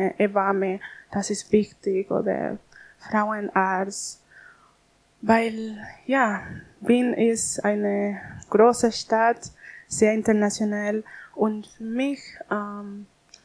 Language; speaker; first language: German; non-native, learner; Spanish